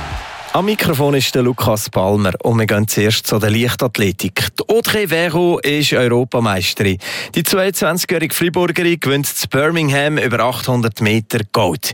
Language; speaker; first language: German; native; German